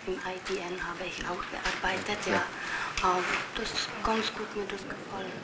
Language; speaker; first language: German; non-native, learner; Czech